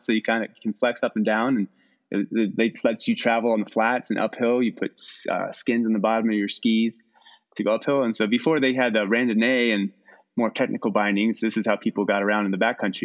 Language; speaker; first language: English; native; English